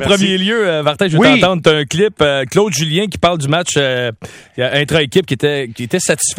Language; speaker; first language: French; native; French